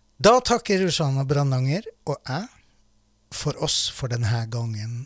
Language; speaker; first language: Norwegian; native; Norwegian